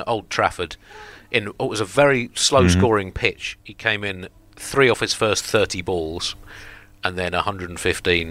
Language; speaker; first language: English; native; English